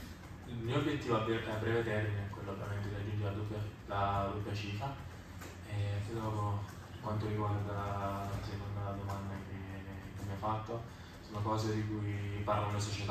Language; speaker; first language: Italian; native; Italian